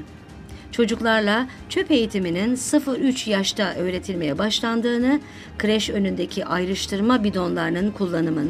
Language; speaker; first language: Turkish; native; Turkish